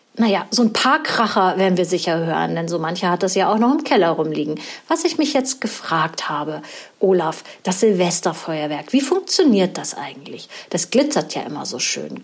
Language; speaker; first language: German; native; German